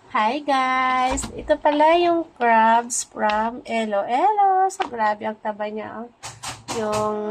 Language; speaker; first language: Filipino; non-native, local second language; Masbatenyo